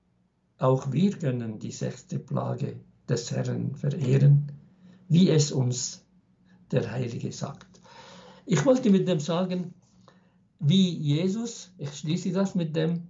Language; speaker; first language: German; non-native, fluent; Arabic